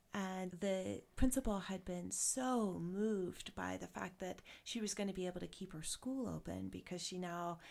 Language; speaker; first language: English; native; English